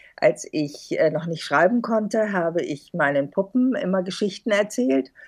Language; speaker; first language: German; native; German